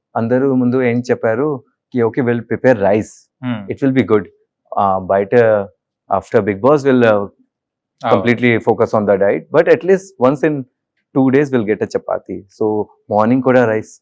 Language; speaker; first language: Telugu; non-native, learner; Hindi